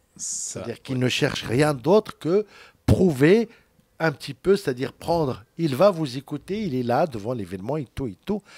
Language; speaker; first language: French; non-native, local second language; Arabic